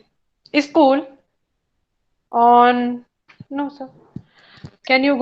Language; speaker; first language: English; non-native, learner; Hindi